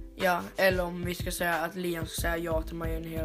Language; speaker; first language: Swedish; native; Swedish